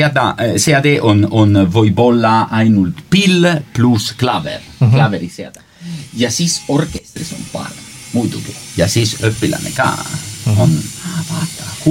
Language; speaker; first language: Estonian; non-native, learner; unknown